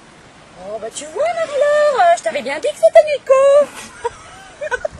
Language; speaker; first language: French; native; French